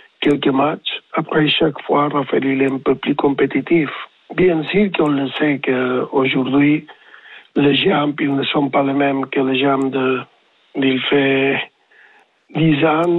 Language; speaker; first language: French; non-native, learner; Spanish